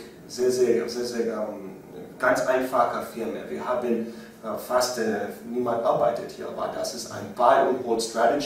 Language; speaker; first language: German; non-native, learner; English